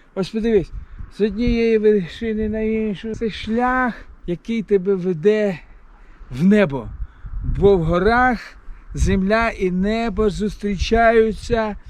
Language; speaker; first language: Ukrainian; non-native, local second language; Russian